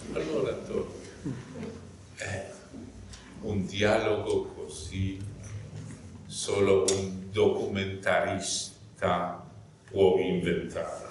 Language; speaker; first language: Italian; non-native, fluent; Polish